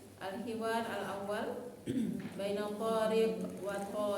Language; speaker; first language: Arabic; non-native, fluent; Indonesian